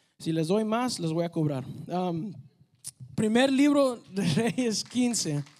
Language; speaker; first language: Spanish; early bilingual, heritage; Spanish